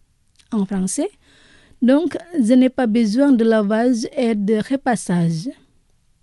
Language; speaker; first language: French; non-native, fluent; Indonesian